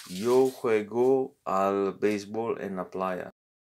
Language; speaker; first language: Spanish; non-native, learner; Morisyen